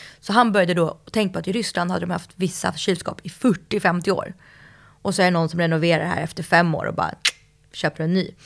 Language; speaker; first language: Swedish; early bilingual, other home language; Russian